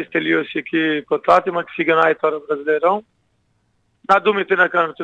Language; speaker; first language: Greek; non-native, learner; Portuguese